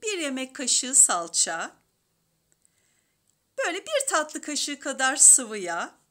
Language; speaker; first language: Turkish; native; Turkish